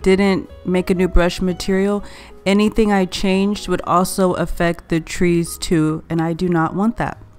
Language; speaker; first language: English; native; English